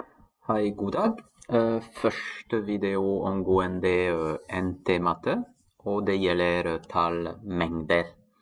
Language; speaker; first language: Norwegian; non-native, fluent; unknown